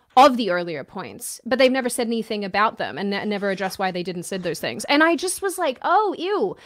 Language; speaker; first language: English; native; English